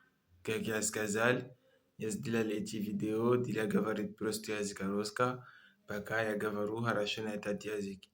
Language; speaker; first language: Russian; non-native, learner; Comorian